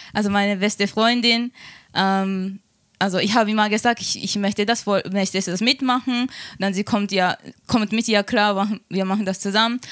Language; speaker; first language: German; non-native, fluent; Japanese